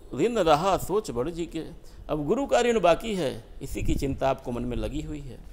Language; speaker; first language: Hindi; native; Hindi